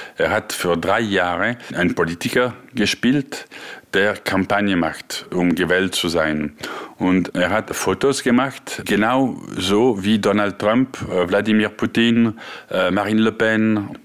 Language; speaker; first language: German; non-native, local second language; French